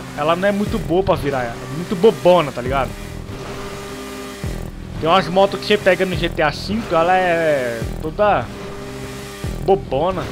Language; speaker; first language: Portuguese; native; Portuguese